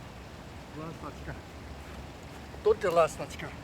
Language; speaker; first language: Russian; non-native, learner; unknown